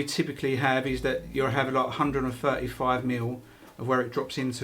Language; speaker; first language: English; native; English